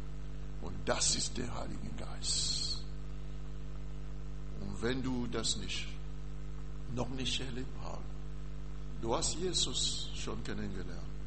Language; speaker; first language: German; non-native, learner; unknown